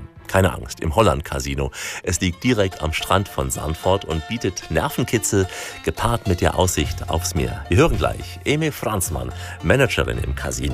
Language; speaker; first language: German; native; German